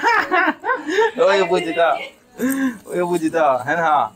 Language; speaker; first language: Chinese; non-native, learner; Rundi